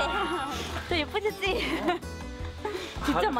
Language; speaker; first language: Korean; non-native, fluent; French